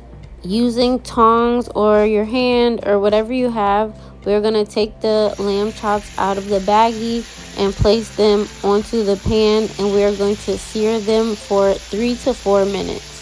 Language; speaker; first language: English; native; English